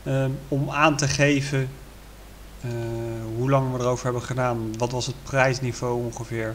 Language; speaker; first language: Dutch; native; Dutch